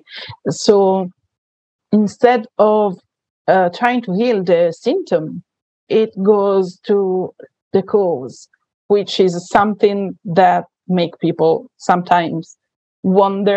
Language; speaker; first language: English; non-native, fluent; Italian